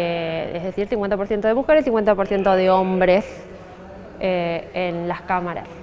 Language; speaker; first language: Spanish; native; Spanish